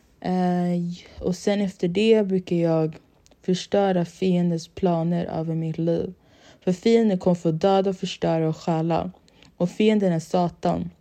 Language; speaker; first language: Swedish; early bilingual, other home language; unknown